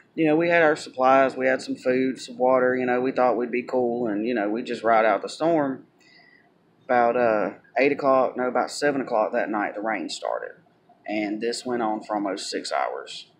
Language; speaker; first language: English; native; English